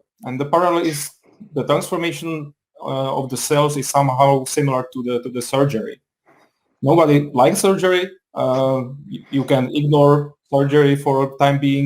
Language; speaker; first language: English; non-native, fluent; Czech